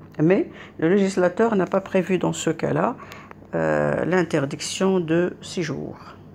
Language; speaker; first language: French; non-native, local second language; Arabic